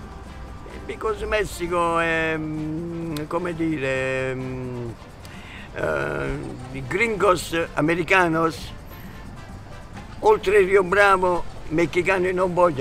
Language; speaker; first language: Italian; non-native, learner; Spanish